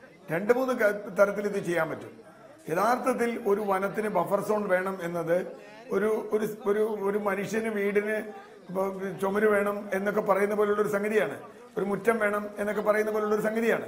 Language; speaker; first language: Malayalam; native; Malayalam